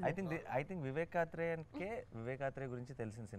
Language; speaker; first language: Telugu; native; Telugu